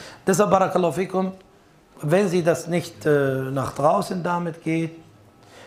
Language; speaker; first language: German; non-native, fluent; Arabic